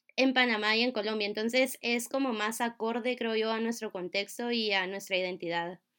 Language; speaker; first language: Spanish; native; Spanish